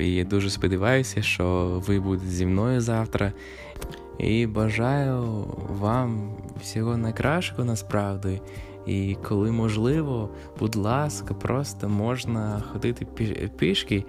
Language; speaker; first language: Ukrainian; non-native, fluent; English